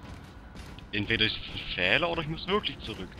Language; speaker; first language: German; native; German